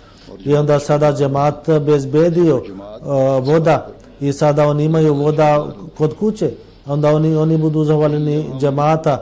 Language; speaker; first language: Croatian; non-native, fluent; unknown